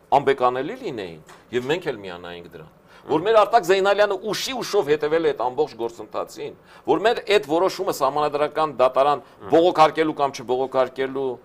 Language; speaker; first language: Armenian; native; Armenian